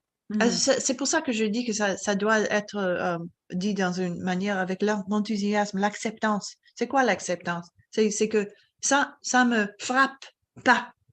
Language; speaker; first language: French; non-native, learner; English